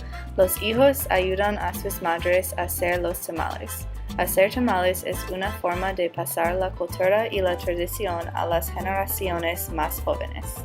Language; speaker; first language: Spanish; non-native, learner; English